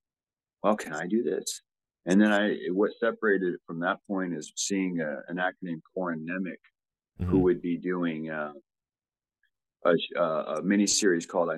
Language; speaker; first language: English; native; English